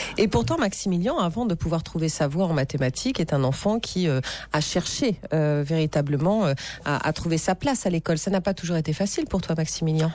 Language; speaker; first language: French; native; French